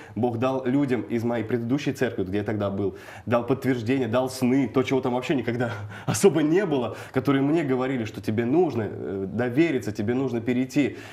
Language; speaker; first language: Russian; native; Russian